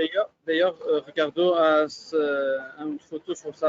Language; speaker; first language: French; non-native, fluent; Portuguese